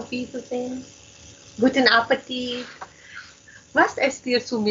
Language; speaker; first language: German; non-native, fluent; Hindi